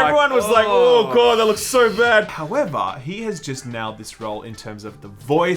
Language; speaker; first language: English; native; English